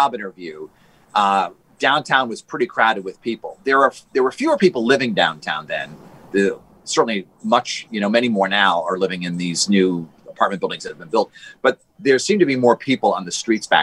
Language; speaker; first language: English; native; English